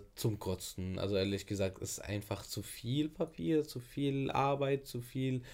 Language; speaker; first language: German; non-native, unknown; Arabic